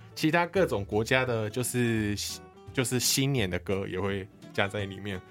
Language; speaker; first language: Chinese; non-native, fluent; Japanese